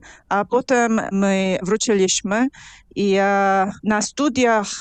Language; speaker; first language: Polish; non-native, fluent; Korean